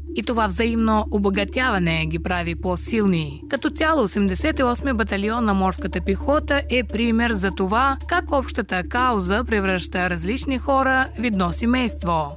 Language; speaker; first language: Bulgarian; early bilingual, heritage; Bulgarian